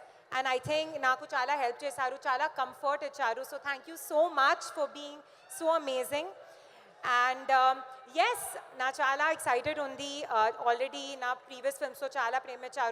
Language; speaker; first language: Telugu; non-native, learner; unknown